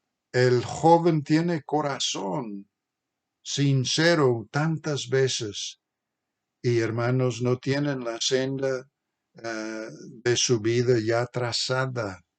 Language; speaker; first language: Spanish; non-native, fluent; English